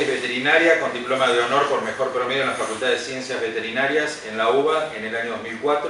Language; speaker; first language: Spanish; native; Spanish